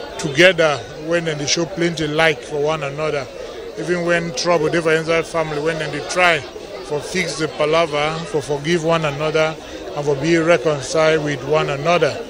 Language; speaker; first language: Nigerian Pidgin; native; Nigerian Pidgin